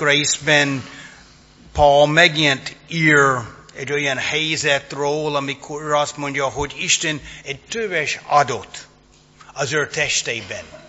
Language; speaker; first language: Hungarian; non-native, fluent; English